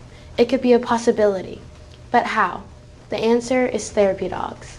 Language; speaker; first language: English; native; English